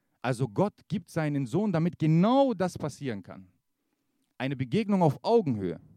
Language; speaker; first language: German; early bilingual, other home language; Kurdish